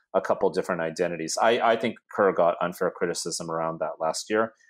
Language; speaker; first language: English; native; English